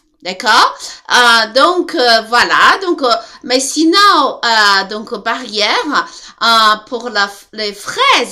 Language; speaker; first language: French; non-native, learner; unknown